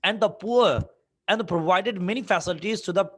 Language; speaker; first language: English; non-native, local second language; Urdu